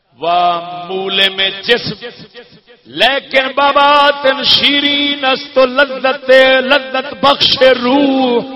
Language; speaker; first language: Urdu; non-native, local second language; Punjabi